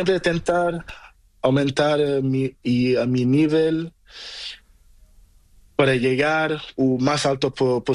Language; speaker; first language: Spanish; non-native, learner; Portuguese